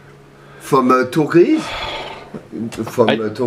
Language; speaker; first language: English; non-native, fluent; French